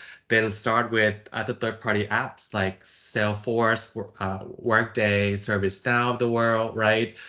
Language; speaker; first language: English; non-native, fluent; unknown